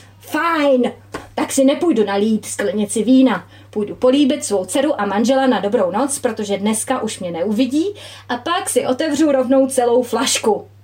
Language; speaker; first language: Czech; native; Czech